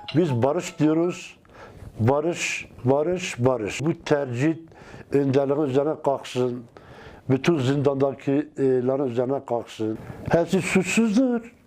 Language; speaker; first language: Turkish; non-native, local second language; Kurdish